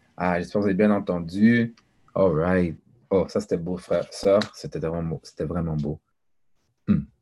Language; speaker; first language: French; early bilingual, other home language; Haitian Creole